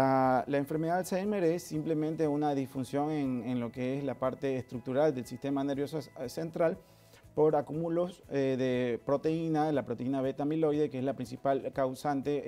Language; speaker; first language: Spanish; native; Spanish